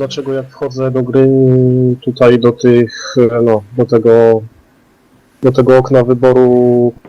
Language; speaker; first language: Polish; native; Polish